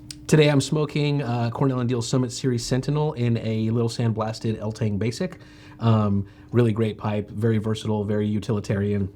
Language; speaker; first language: English; native; English